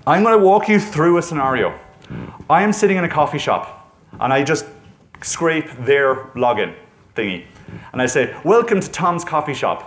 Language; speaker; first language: English; native; English